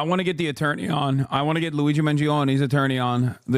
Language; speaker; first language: English; native; English